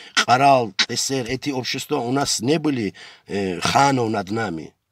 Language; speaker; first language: Russian; non-native, local second language; Avaric